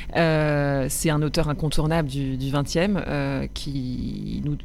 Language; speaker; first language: French; native; French